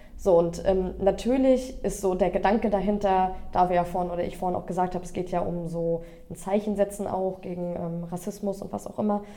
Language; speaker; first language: German; native; German